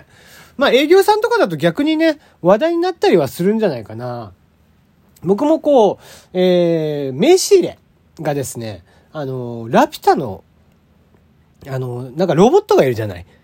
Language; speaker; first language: Japanese; native; Japanese